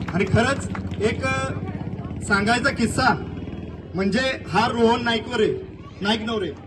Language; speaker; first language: Marathi; native; Marathi